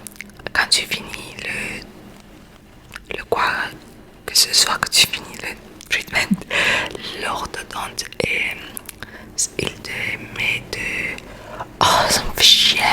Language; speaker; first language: French; non-native, learner; Spanish